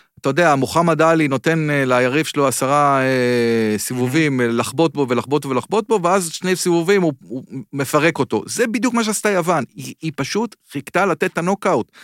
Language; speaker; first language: Hebrew; native; Hebrew